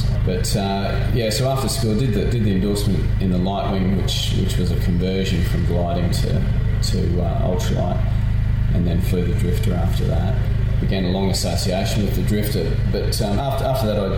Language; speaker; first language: English; native; English